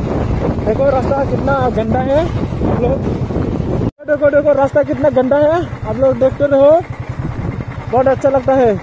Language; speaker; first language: Hindi; non-native, local second language; Bodo